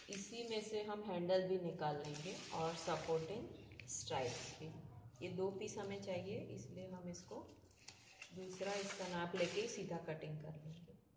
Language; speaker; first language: Hindi; non-native, local second language; Gujarati